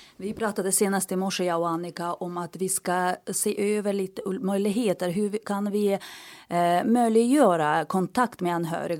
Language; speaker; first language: Swedish; non-native, fluent; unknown